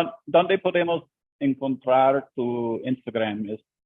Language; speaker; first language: Spanish; non-native, learner; English